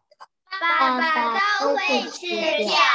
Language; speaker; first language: Chinese; early bilingual, heritage; Chinese